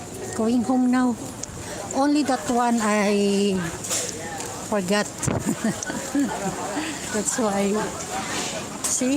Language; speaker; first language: English; non-native, local second language; Filipino